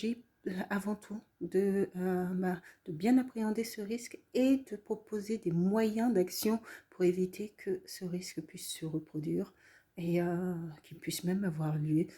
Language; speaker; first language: French; native; French